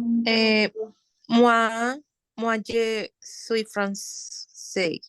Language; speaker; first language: French; non-native, learner; Spanish